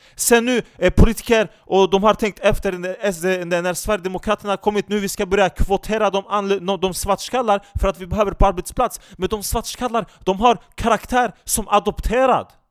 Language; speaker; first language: Swedish; non-native, fluent; Turkish